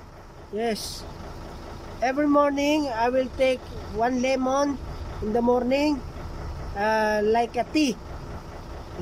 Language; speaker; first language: English; non-native, local second language; Filipino